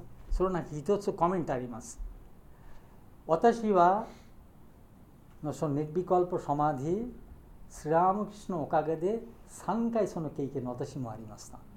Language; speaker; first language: Japanese; non-native, learner; Bangla